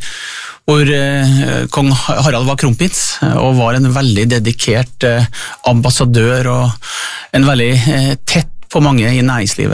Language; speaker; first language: Norwegian; native; Norwegian